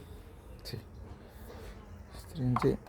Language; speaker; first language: Italian; non-native, learner; Bangla